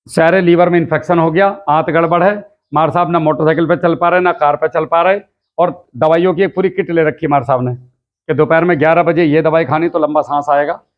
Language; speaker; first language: Hindi; native; Hindi